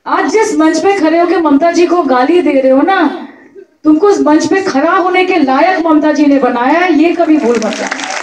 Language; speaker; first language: Hindi; non-native, local second language; Bangla